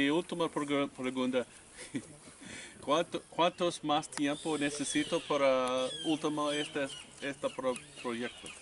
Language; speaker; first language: Spanish; non-native, learner; English